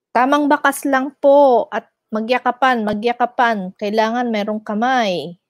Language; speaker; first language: Filipino; non-native, local second language; Iloko